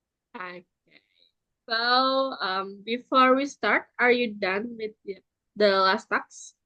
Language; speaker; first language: English; non-native, fluent; Indonesian